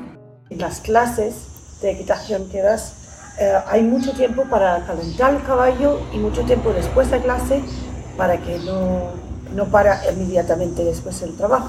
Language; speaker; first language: Spanish; non-native, fluent; English